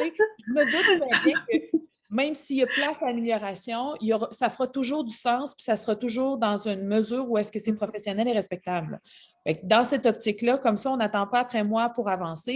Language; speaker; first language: French; native; French